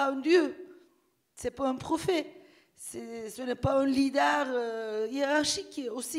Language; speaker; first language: French; non-native, fluent; Turkish